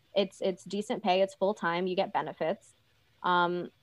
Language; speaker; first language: English; early bilingual, other home language; Urdu